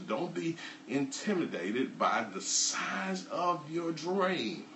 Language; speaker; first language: English; native; English